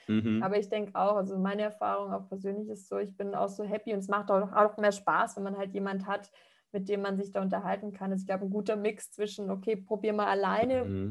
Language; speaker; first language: German; native; German